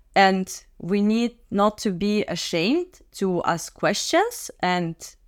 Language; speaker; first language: English; non-native, fluent; Russian